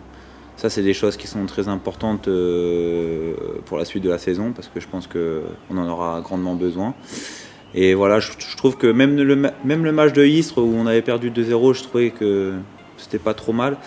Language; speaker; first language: French; native; French